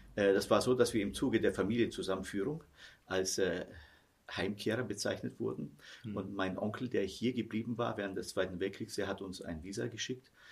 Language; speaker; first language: German; early bilingual, heritage; German